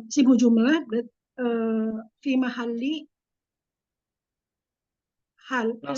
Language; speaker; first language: Arabic; non-native, learner; Indonesian